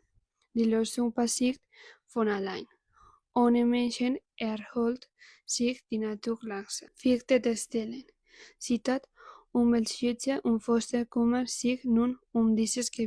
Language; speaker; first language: German; non-native, learner; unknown